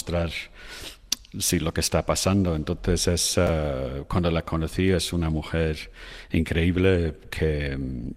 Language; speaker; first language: Spanish; non-native, fluent; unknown